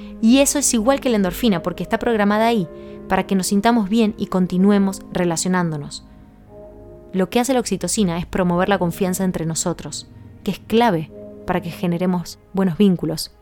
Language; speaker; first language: Spanish; native; Spanish